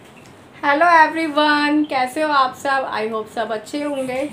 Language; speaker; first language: Hindi; native; Hindi